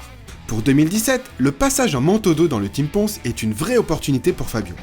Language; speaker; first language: French; native; French